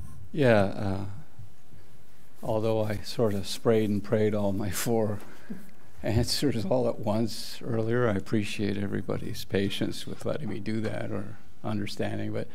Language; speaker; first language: English; non-native, local second language; French